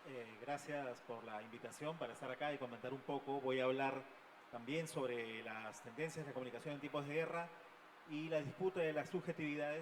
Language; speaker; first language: Spanish; native; Spanish